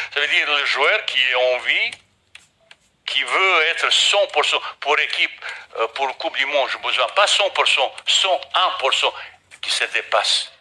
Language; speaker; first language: French; non-native, fluent; Bosnian